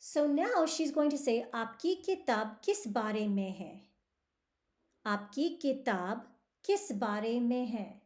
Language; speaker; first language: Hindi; early bilingual, heritage; Hindi